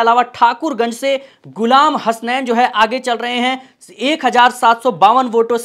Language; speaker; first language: Hindi; native; Hindi